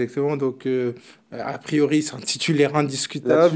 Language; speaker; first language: French; native; French